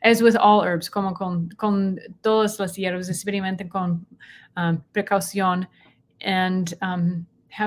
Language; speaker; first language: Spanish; non-native, learner; English